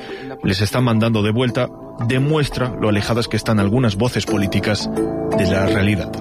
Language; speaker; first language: Spanish; native; Spanish